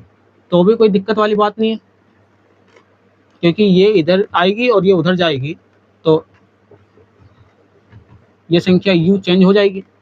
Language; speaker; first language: Hindi; native; Hindi